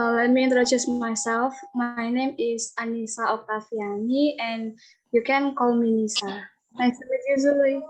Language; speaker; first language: English; non-native, learner; Indonesian